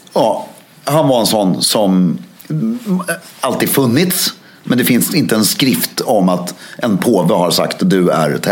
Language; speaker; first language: Swedish; native; Swedish